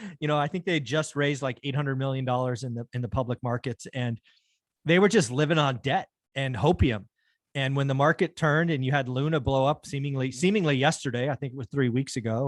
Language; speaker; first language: English; native; English